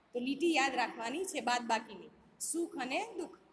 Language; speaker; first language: Hindi; non-native, local second language; Gujarati